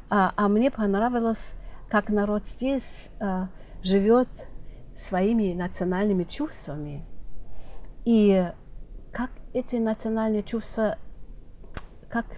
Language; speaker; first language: Russian; non-native, fluent; German